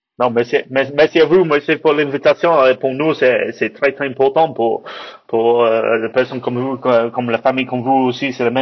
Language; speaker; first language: French; non-native, learner; English